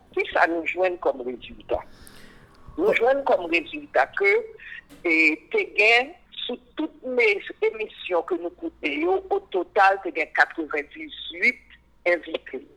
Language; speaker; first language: French; non-native, local second language; Haitian Creole